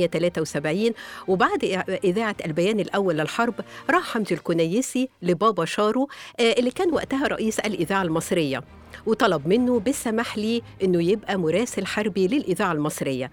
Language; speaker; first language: Arabic; native; Arabic